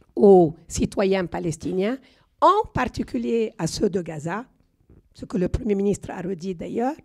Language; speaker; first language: French; non-native, fluent; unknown